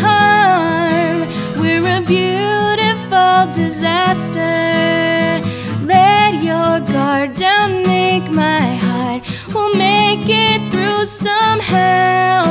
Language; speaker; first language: English; native; English